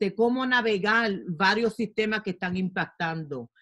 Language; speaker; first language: Spanish; early bilingual, heritage; Spanish